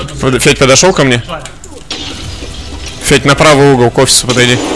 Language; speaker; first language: Russian; native; Russian